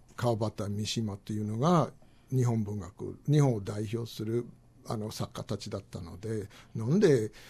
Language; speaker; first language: Japanese; non-native, fluent; English